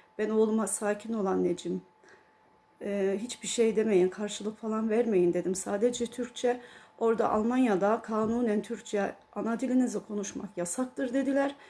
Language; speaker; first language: Turkish; early bilingual, heritage; Turkish